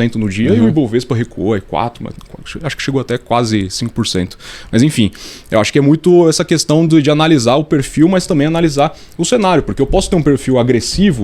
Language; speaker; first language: Portuguese; native; Portuguese